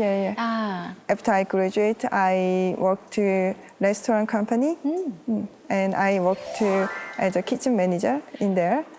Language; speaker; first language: English; non-native, learner; Korean